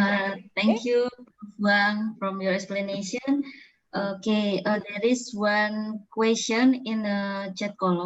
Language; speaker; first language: English; non-native, learner; Indonesian